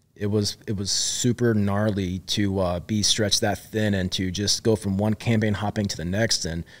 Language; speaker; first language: English; native; English